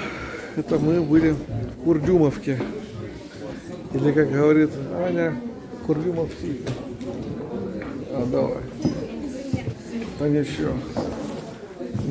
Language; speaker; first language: Russian; native; Russian